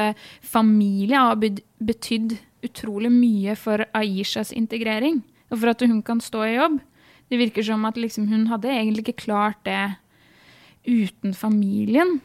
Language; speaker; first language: Norwegian; native; Norwegian